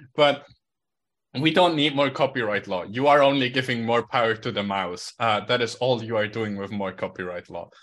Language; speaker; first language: English; non-native, fluent; Swiss German